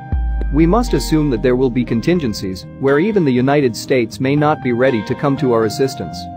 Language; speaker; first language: English; non-native, local second language; Filipino